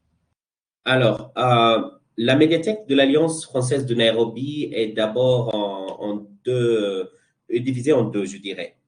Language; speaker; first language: French; non-native, fluent; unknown